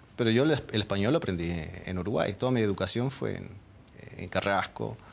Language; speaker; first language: Spanish; early bilingual, other home language; Dutch